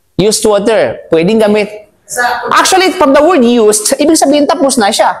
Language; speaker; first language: Filipino; native; Filipino